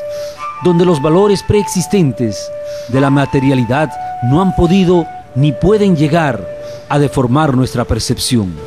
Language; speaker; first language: Spanish; native; Spanish